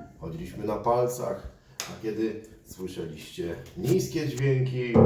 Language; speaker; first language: Polish; native; Polish